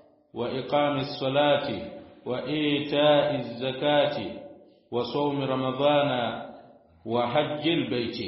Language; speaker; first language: Arabic; non-native, fluent; Swahili